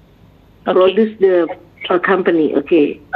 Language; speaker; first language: English; non-native, learner; Indonesian